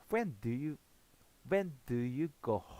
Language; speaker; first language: English; non-native, learner; Japanese